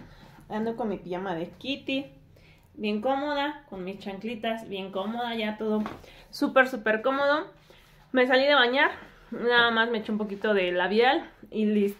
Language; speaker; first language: Spanish; native; Spanish